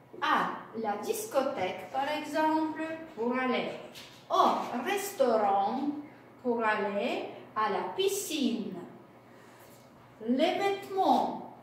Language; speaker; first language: French; non-native, fluent; Russian